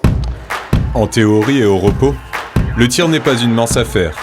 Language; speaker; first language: French; native; French